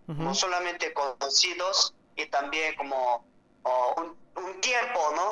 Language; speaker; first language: Spanish; non-native, learner; Korean